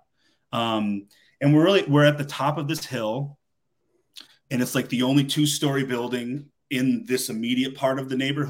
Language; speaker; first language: English; native; English